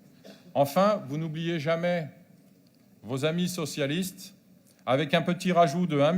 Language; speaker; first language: French; native; French